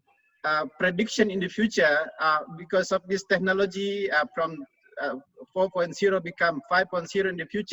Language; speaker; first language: English; non-native, fluent; Indonesian